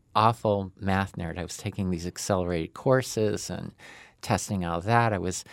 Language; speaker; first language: English; native; English